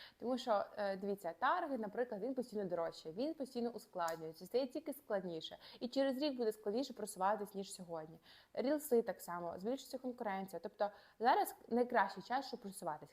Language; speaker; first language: Ukrainian; native; Ukrainian